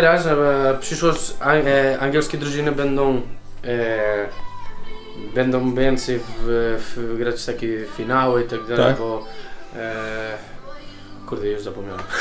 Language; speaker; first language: Polish; non-native, learner; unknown